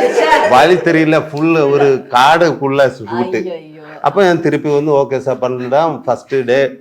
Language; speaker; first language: Tamil; non-native, learner; Malayalam